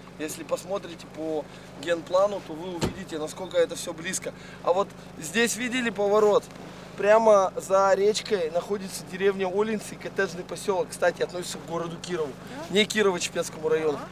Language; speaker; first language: Russian; native; Russian